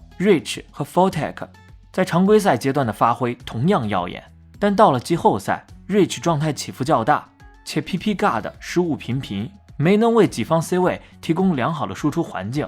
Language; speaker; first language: Chinese; native; Chinese